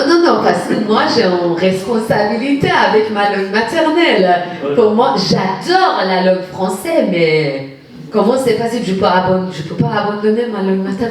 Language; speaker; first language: French; non-native, fluent; Persian